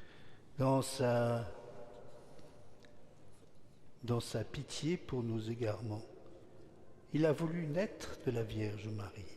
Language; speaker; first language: French; native; French